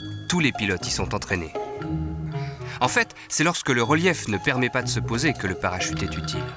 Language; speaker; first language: French; native; French